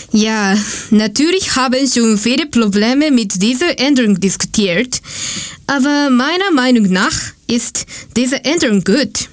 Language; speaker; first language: German; non-native, learner; Japanese